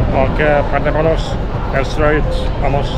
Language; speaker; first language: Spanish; non-native, learner; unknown